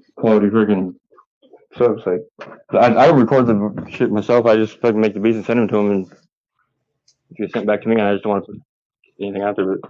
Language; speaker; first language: English; native; English